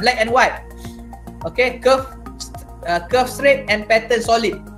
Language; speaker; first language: English; non-native, local second language; Malay